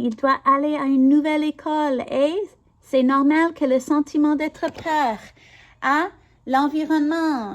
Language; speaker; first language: French; non-native, learner; English